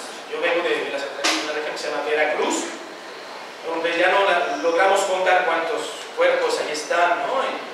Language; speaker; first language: Spanish; non-native, fluent; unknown